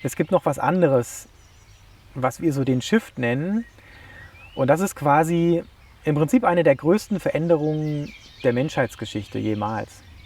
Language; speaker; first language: German; native; German